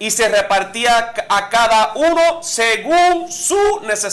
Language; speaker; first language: Spanish; native; Spanish